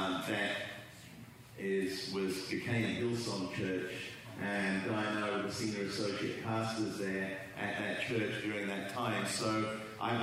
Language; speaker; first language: English; native; English